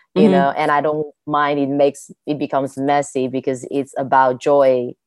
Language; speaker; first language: English; non-native, fluent; Chinese